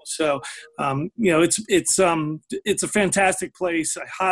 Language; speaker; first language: English; native; English